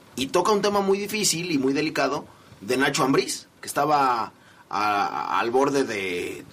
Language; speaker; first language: Spanish; native; Spanish